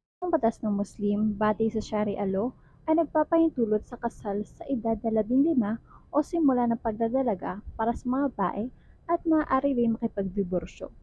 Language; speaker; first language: Filipino; native; Filipino